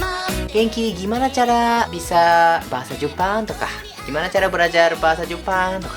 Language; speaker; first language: Indonesian; non-native, learner; Japanese